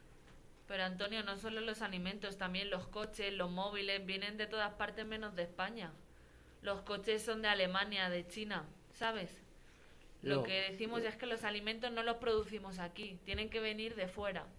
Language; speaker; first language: Spanish; native; Spanish